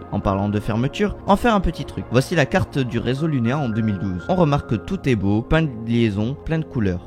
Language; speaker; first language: French; native; French